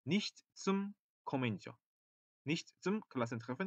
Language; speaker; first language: German; non-native, fluent; Korean